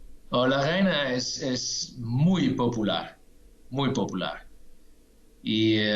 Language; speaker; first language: Spanish; non-native, fluent; Dutch